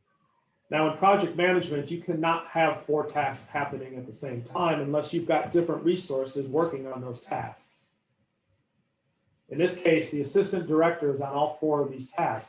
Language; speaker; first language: English; native; English